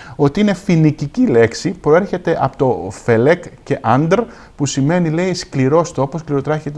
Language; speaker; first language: Greek; native; Greek